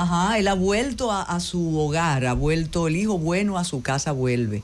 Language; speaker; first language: Spanish; native; Spanish